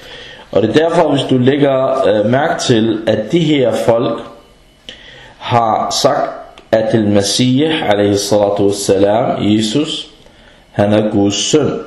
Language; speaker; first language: Danish; early bilingual, other home language; Arabic